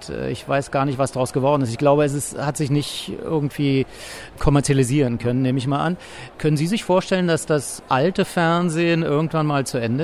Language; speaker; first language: German; native; German